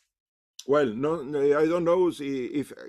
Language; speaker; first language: English; non-native, learner; Spanish